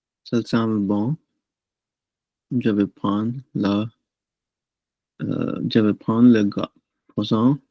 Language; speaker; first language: French; non-native, learner; Punjabi